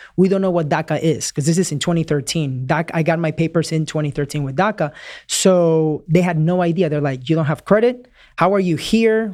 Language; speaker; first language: English; early bilingual, other home language; Spanish